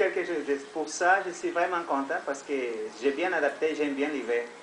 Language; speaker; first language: French; non-native, learner; Portuguese